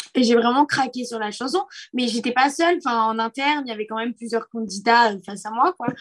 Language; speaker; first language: French; native; French